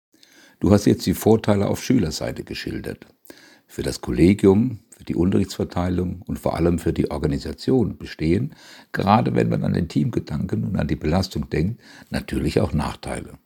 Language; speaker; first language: German; native; German